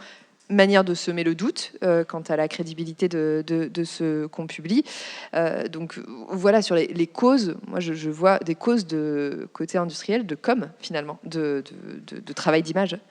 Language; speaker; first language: French; native; French